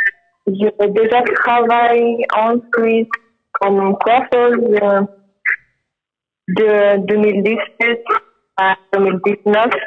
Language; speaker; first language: French; non-native, learner; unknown